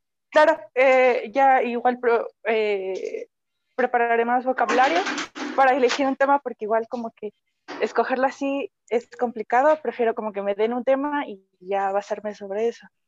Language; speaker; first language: Spanish; native; Spanish